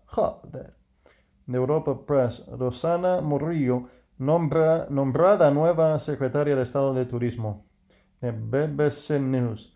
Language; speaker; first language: Spanish; non-native, fluent; English